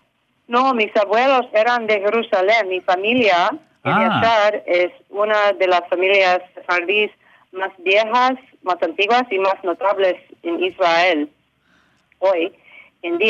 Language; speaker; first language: Spanish; early bilingual, heritage; English